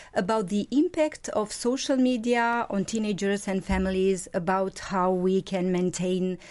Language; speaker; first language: English; non-native, fluent; Romanian